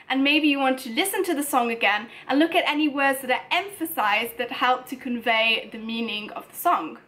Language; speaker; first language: English; native; English